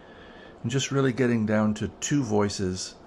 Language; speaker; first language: English; native; English